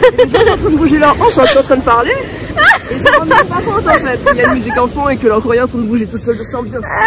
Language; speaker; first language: French; native; French